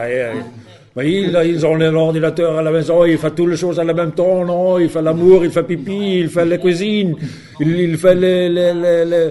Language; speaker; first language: French; non-native, learner; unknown